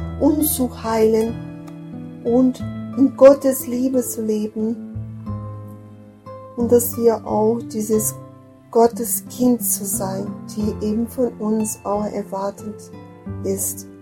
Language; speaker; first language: German; non-native, learner; Portuguese